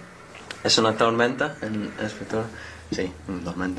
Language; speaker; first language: Spanish; non-native, learner; English